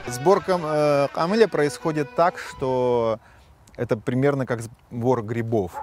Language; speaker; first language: Russian; native; Russian